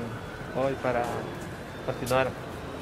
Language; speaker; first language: Spanish; native; Spanish